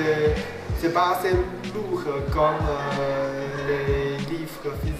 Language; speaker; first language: French; non-native, learner; Chinese